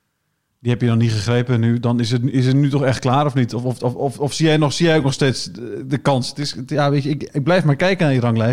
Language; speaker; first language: Dutch; native; Dutch